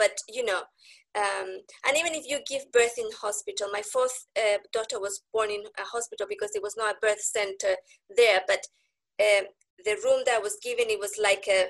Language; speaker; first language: English; non-native, fluent; Spanish